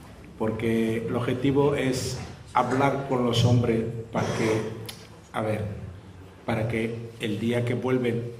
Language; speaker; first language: Spanish; non-native, fluent; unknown